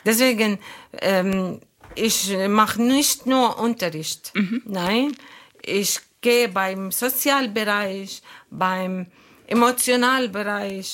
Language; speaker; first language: German; non-native, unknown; Arabic